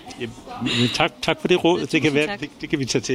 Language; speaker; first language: Danish; native; Danish